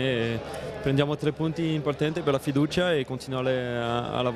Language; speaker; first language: Italian; non-native, fluent; French